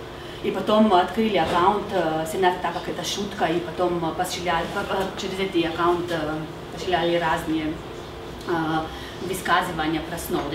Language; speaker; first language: Russian; non-native, fluent; Slovenian